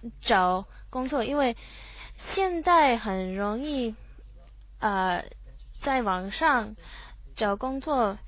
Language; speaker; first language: Chinese; non-native, learner; English